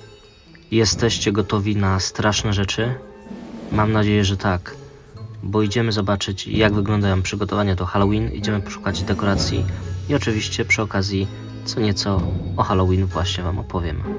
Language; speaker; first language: Polish; native; Polish